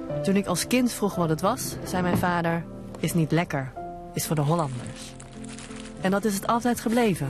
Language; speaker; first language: Dutch; early bilingual, other home language; Cantonese